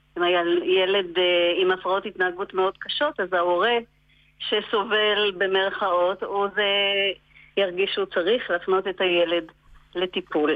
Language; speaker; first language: Hebrew; native; Hebrew